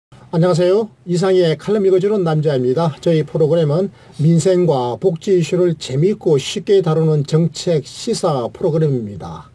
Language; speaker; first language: Korean; native; Korean